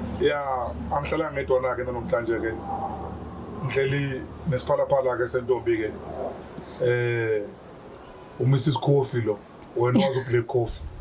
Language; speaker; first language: Zulu; native; Zulu